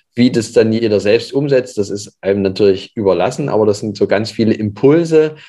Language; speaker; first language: German; native; German